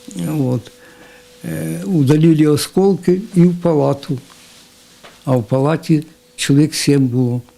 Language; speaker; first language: Russian; non-native, local second language; Ukrainian